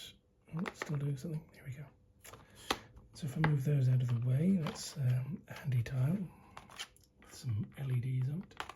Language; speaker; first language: English; native; English